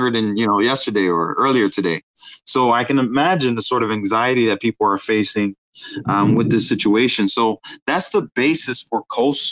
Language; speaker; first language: English; native; English